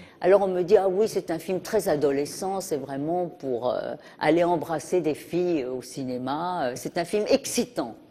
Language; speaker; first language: French; early bilingual, heritage; French